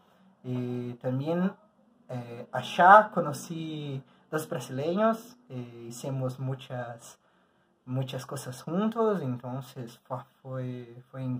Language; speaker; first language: Spanish; non-native, learner; Portuguese